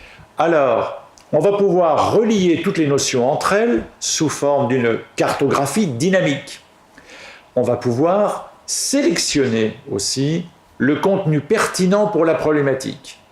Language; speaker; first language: French; native; French